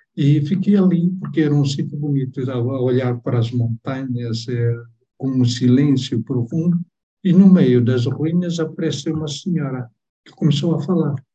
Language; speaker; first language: Portuguese; non-native, local second language; Tetum